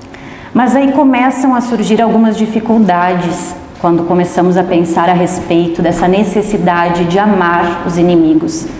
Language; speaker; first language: Portuguese; native; Portuguese